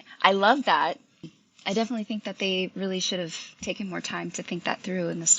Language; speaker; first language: English; native; English